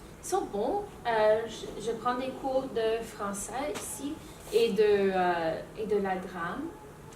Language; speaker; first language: French; non-native, learner; English